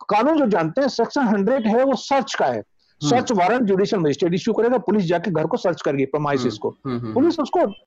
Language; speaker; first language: Hindi; native; Hindi